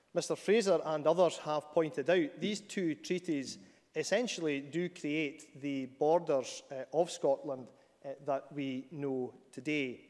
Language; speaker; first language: English; native; English